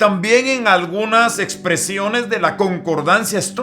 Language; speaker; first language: Spanish; native; Spanish